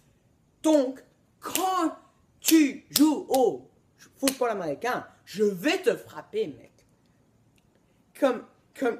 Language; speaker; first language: French; non-native, learner; English